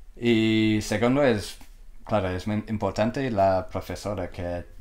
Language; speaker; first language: Spanish; non-native, learner; English